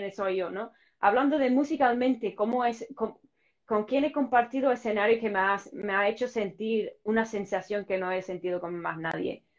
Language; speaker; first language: Spanish; non-native, fluent; English